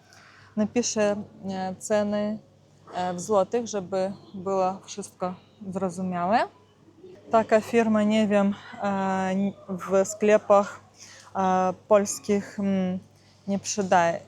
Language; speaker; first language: Polish; non-native, learner; Russian